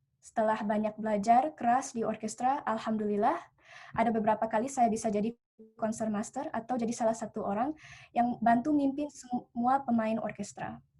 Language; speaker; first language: Indonesian; early bilingual, heritage; Indonesian